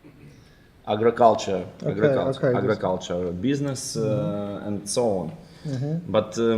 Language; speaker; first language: English; non-native, fluent; Ukrainian